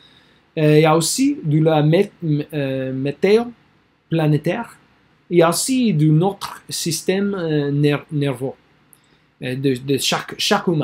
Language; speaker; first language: French; non-native, learner; English